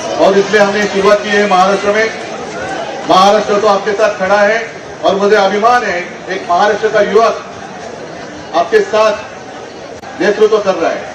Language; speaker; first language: Hindi; non-native, local second language; Marathi